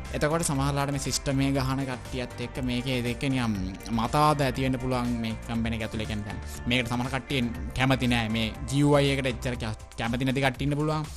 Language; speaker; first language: Sinhala; native; Sinhala